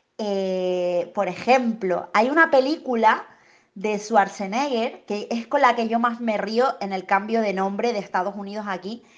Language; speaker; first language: Spanish; native; Spanish